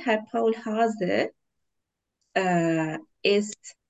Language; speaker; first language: German; non-native, learner; Turkish